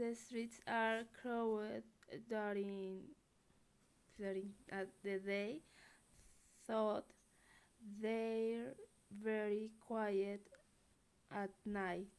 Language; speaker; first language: English; non-native, learner; Spanish